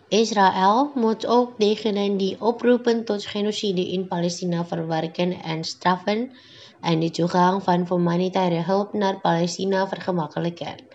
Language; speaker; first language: Dutch; non-native, fluent; Indonesian